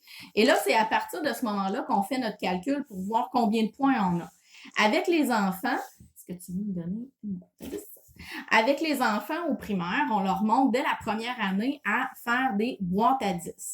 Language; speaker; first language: French; native; French